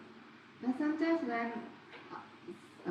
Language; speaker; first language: English; non-native, learner; Indonesian